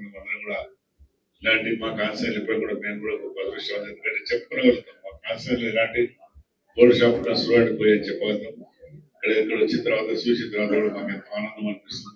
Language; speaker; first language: Telugu; native; Telugu